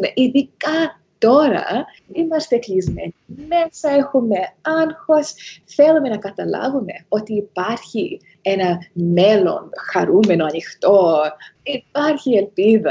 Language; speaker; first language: Greek; early bilingual, heritage; Greek